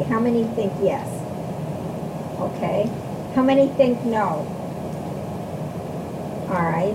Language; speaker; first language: English; native; English